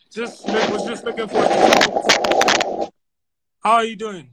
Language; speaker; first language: English; non-native, local second language; Akan